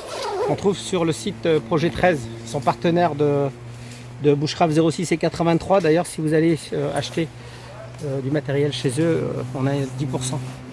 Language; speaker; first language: French; native; French